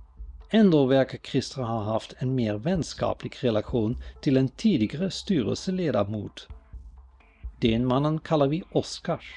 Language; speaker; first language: Swedish; native; Swedish